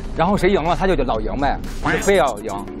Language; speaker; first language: Chinese; native; Chinese